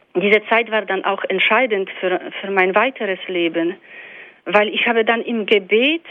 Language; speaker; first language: German; non-native, fluent; Polish